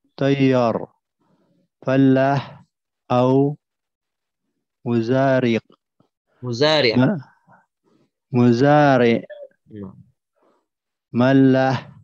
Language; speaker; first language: Arabic; non-native, learner; Indonesian